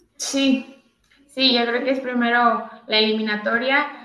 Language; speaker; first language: Spanish; native; Spanish